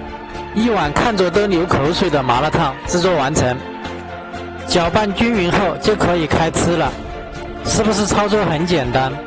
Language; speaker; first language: Chinese; native; Chinese